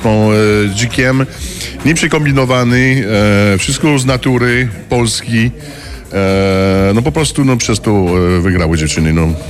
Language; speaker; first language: Polish; non-native, fluent; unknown